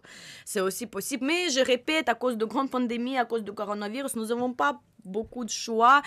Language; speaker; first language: French; non-native, learner; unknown